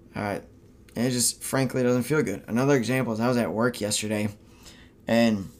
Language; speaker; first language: English; native; English